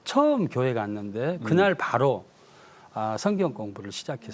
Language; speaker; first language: Korean; native; Korean